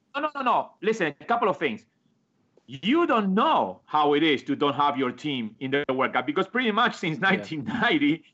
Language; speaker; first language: English; non-native, fluent; Spanish